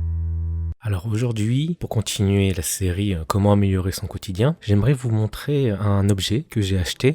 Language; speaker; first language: French; native; French